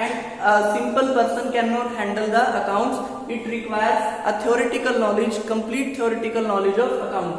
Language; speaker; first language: English; non-native, local second language; Hindi